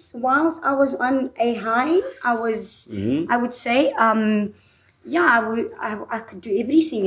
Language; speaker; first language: English; native; English